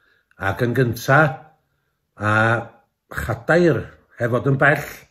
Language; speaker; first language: Welsh; native; Welsh